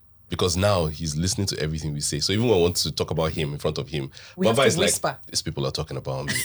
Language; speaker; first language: English; non-native, local second language; Hausa